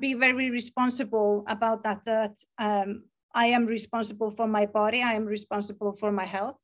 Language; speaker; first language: English; non-native, fluent; Icelandic